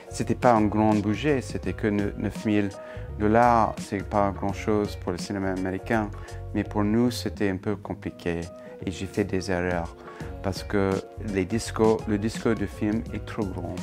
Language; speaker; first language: French; non-native, fluent; English